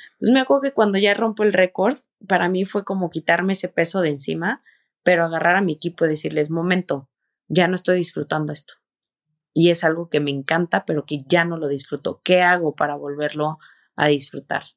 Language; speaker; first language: Spanish; native; Spanish